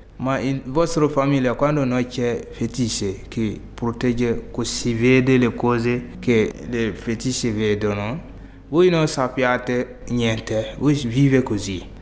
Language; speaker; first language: Italian; non-native, learner; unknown